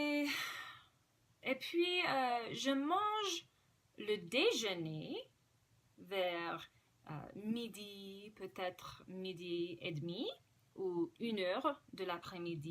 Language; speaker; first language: French; non-native, fluent; English